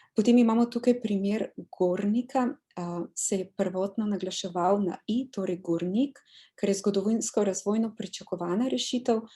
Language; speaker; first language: Slovenian; native; Slovenian